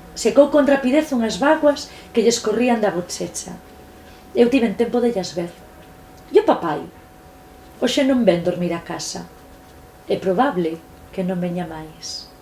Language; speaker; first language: Galician; native; Galician